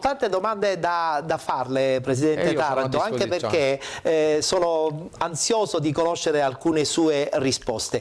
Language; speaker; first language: Italian; native; Italian